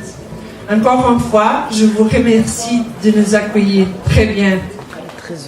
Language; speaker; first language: French; non-native, learner; Portuguese